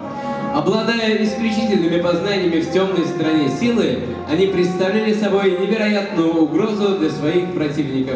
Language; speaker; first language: Russian; native; Russian